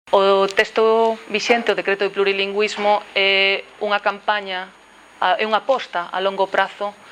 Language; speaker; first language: Galician; non-native, local second language; Spanish